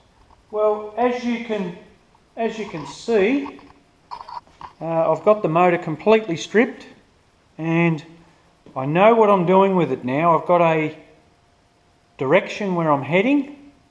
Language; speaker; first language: English; native; English